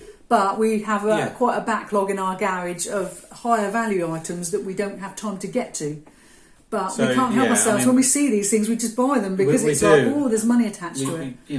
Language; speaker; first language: English; native; English